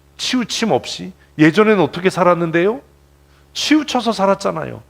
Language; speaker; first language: Korean; native; Korean